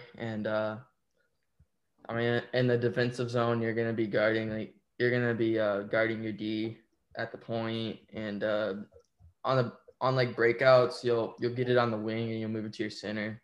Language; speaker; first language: English; native; English